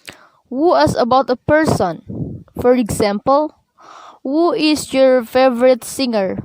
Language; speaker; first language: English; non-native, learner; Indonesian